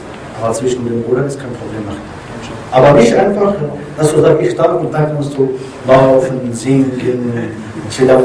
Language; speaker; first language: German; non-native, learner; Arabic